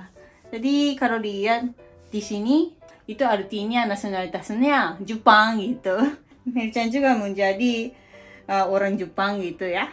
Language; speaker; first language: Indonesian; native; Indonesian